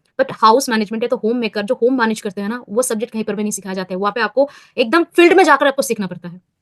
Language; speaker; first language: Hindi; non-native, local second language; Bangla